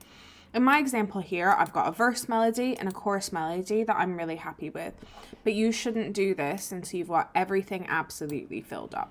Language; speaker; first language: English; native; English